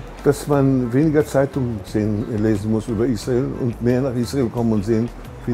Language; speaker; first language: German; non-native, fluent; Hebrew